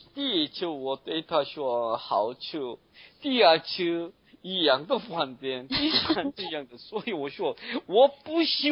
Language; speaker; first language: Chinese; non-native, learner; Korean